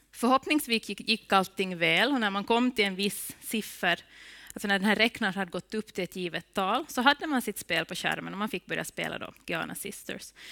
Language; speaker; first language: Swedish; native; Swedish